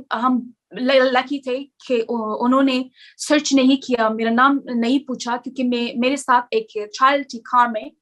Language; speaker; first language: Hindi; non-native, learner; Persian